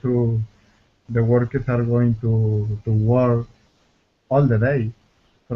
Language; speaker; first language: English; non-native, learner; Spanish